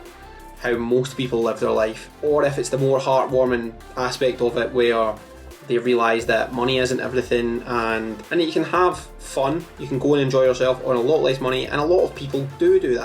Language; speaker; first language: English; native; English